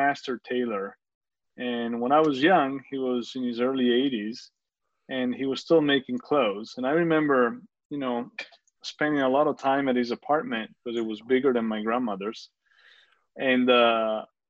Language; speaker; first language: English; non-native, fluent; Italian